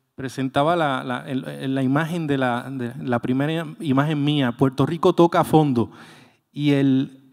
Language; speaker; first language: Spanish; native; Spanish